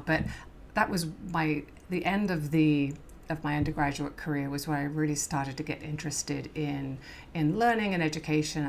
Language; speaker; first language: English; native; English